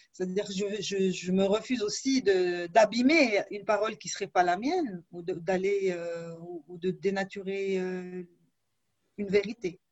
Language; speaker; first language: French; non-native, local second language; Arabic